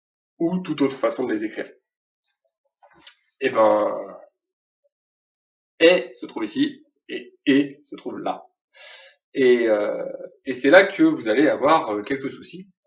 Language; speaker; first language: French; native; French